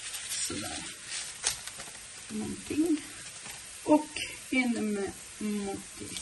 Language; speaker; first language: Swedish; non-native, learner; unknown